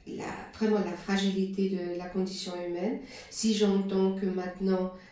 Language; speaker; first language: French; non-native, fluent; German